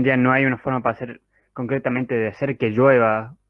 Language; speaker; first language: Spanish; native; Spanish